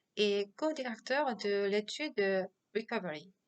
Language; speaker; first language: French; non-native, fluent; Korean